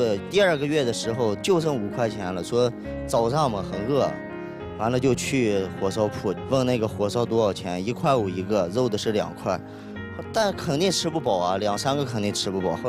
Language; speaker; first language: Chinese; native; Chinese